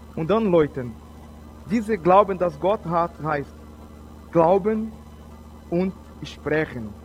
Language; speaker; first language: German; non-native, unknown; Portuguese